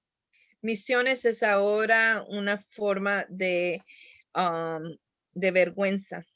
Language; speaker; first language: Spanish; early bilingual, heritage; Spanish